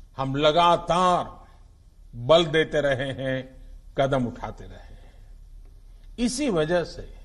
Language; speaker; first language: Hindi; non-native, local second language; Gujarati